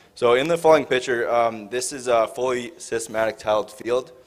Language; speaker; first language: English; native; English